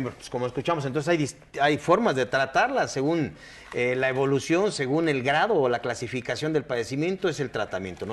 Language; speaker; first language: Spanish; native; Spanish